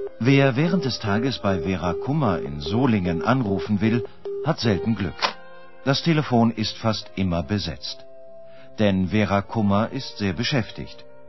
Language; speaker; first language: German; native; German